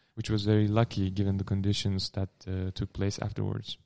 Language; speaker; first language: English; non-native, fluent; Turkish